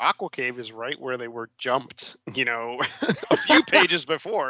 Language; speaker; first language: English; native; English